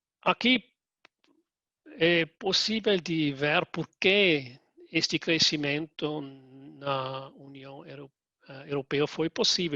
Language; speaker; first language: Portuguese; non-native, fluent; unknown